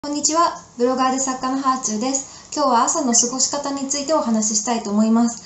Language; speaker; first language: Japanese; native; Japanese